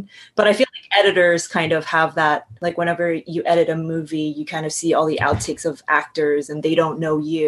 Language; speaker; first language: English; non-native, local second language; Cantonese